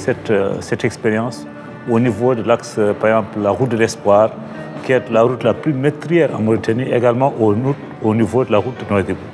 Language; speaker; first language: French; native; French